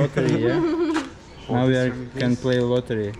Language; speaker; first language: English; non-native, learner; Russian